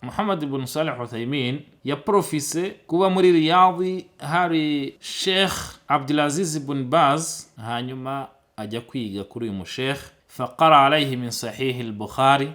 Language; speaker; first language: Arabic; non-native, fluent; Kinyarwanda